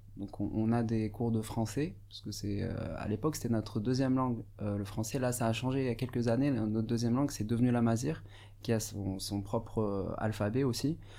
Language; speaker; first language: French; non-native, local second language; Arabic